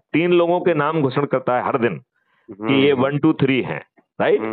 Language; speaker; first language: Hindi; native; Hindi